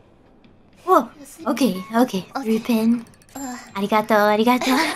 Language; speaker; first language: Japanese; non-native, learner; English